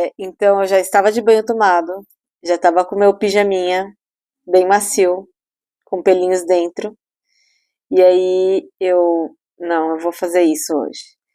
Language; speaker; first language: Portuguese; native; Portuguese